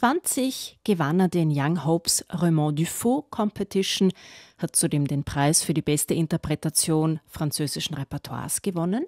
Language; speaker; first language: German; native; German